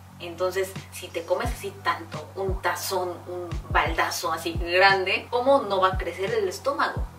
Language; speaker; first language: Spanish; non-native, fluent; Korean